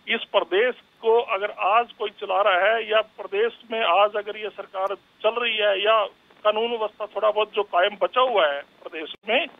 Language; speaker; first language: Hindi; native; Hindi